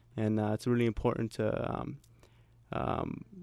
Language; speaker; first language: English; early bilingual, other home language; Spanish